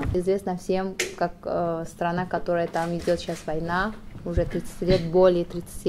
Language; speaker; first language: Russian; non-native, fluent; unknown